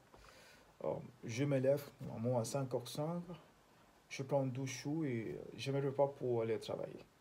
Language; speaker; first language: French; non-native, learner; Spanish